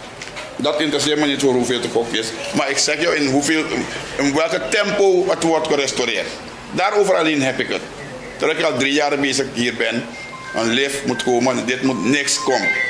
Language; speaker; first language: Dutch; non-native, local second language; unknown